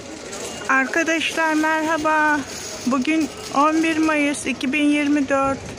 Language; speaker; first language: Turkish; native; Turkish